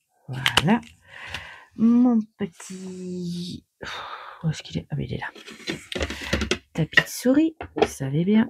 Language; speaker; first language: French; native; French